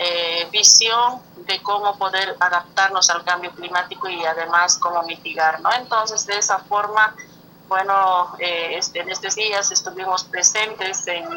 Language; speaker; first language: Spanish; native; Spanish